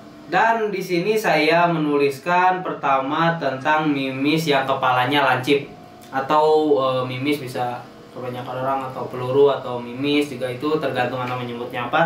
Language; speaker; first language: Indonesian; native; Indonesian